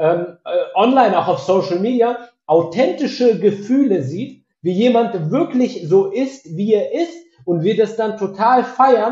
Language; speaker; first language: German; native; German